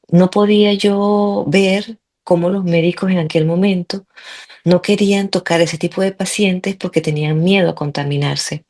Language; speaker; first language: Spanish; native; Spanish